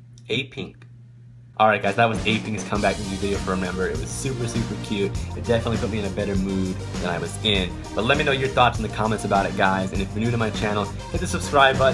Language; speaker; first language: English; native; English